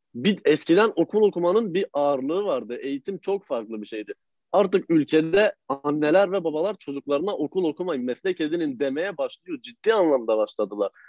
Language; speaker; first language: Turkish; native; Turkish